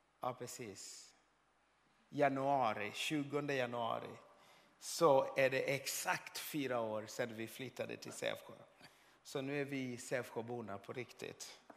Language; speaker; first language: Swedish; non-native, fluent; Swahili